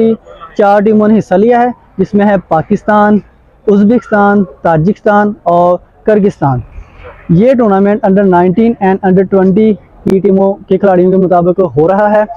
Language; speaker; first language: Urdu; non-native, local second language; Punjabi